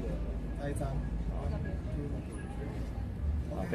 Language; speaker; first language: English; non-native, learner; Chinese